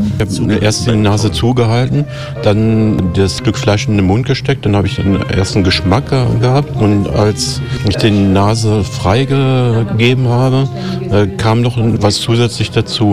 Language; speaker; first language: German; native; German